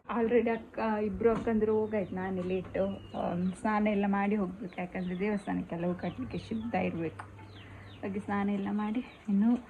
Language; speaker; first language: Kannada; non-native, local second language; Tulu